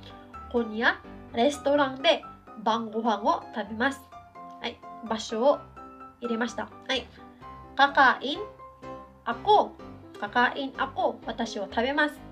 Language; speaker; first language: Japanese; non-native, fluent; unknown